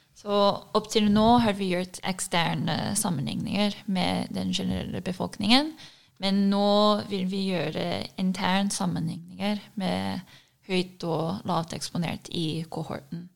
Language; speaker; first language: Norwegian; non-native, fluent; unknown